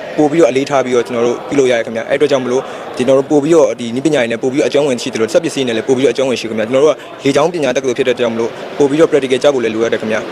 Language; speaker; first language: Burmese; native; Burmese